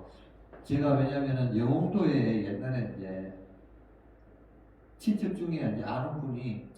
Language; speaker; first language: Korean; native; Korean